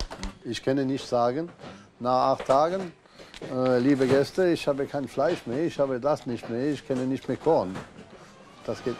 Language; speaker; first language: German; non-native, fluent; French